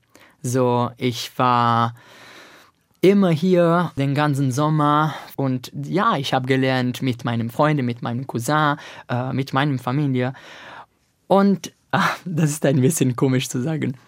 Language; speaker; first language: German; non-native, learner; Italian